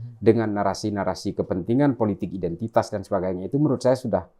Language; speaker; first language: Indonesian; non-native, local second language; Madurese